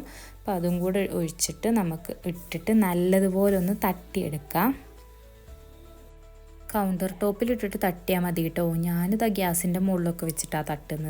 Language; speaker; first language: Malayalam; native; Malayalam